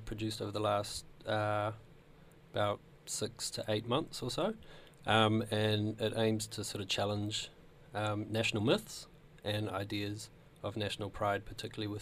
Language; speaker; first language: English; native; English